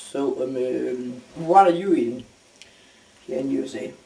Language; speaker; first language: English; non-native, learner; Danish